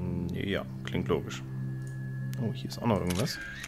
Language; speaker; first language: German; native; German